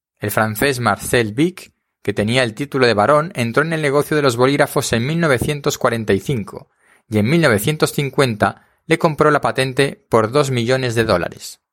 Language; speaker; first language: Spanish; native; Spanish